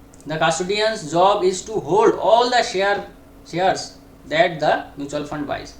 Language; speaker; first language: English; non-native, local second language; Bangla